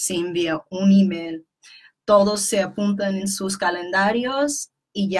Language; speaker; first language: Spanish; non-native, fluent; English